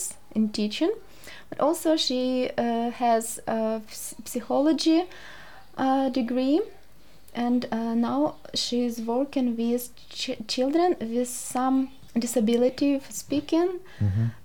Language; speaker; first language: English; non-native, learner; Ukrainian